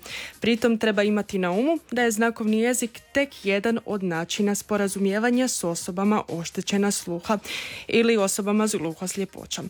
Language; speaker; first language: Croatian; native; Croatian